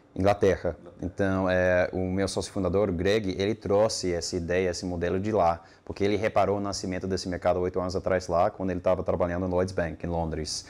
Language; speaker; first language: Portuguese; non-native, fluent; English